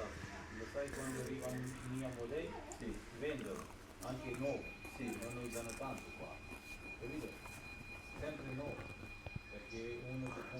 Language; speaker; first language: Italian; non-native, learner; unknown